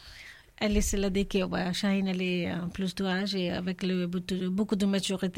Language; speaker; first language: French; non-native, learner; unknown